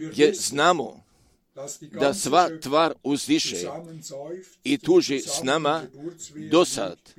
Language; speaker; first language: Croatian; early bilingual, heritage; Croatian